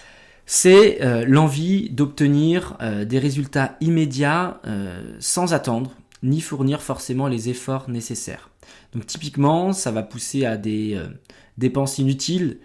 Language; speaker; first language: French; native; French